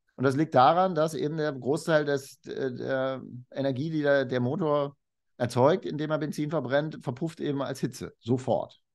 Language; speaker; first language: German; native; German